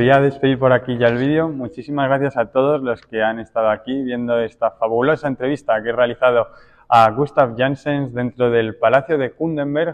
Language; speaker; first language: Spanish; native; Spanish